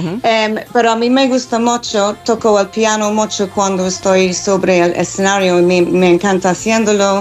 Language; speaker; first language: Spanish; non-native, fluent; English